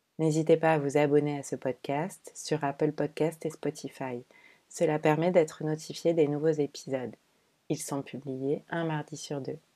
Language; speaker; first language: French; native; French